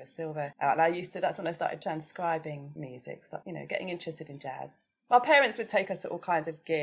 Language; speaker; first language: English; native; English